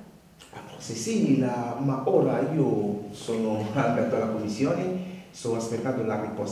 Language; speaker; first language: Italian; non-native, learner; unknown